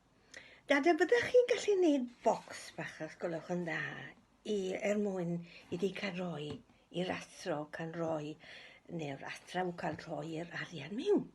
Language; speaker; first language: Welsh; early bilingual, heritage; Welsh